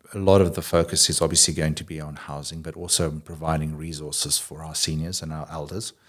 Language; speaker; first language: English; native; English